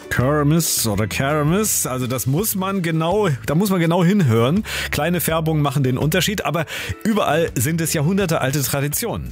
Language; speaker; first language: German; native; German